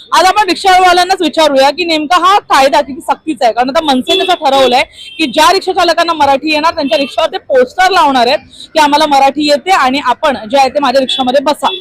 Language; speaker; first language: Marathi; native; Marathi